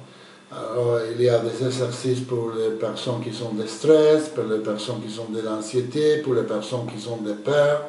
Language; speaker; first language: French; non-native, fluent; Spanish